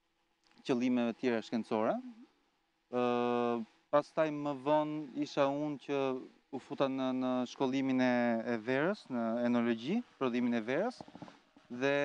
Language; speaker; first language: Albanian; native; Albanian